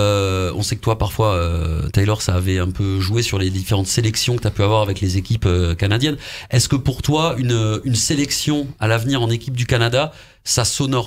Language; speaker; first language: French; native; French